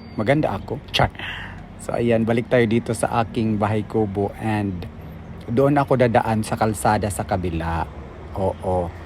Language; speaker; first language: Filipino; non-native, local second language; Cebuano